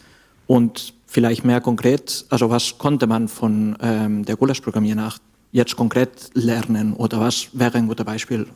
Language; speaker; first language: German; non-native, fluent; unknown